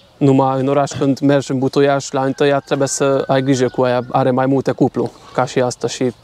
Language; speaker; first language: Romanian; non-native, local second language; Hungarian